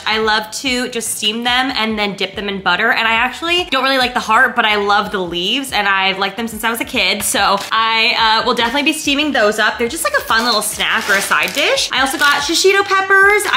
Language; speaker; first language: English; native; English